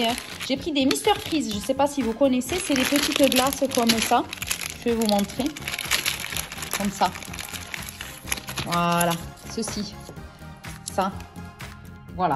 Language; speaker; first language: French; native; French